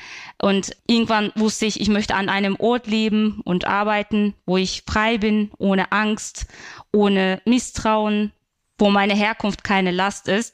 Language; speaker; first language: German; non-native, fluent; Turkish